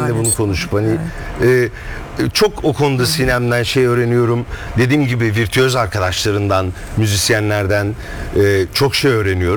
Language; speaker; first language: Turkish; native; Turkish